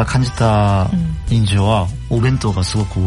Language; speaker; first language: Japanese; non-native, learner; Korean